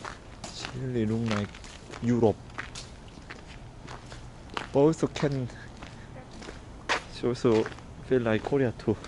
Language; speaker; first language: English; non-native, learner; Korean